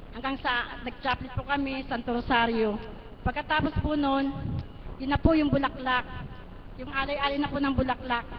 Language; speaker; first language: Filipino; native; Filipino